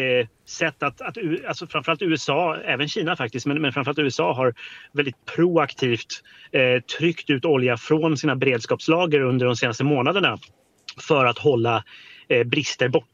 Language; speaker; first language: Swedish; native; Swedish